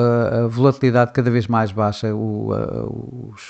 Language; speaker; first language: Portuguese; native; Portuguese